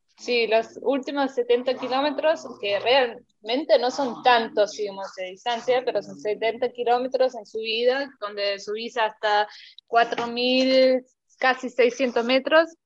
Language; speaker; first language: Spanish; non-native, fluent; German